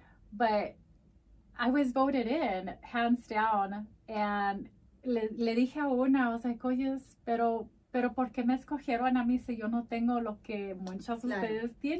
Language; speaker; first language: Spanish; early bilingual, heritage; Spanish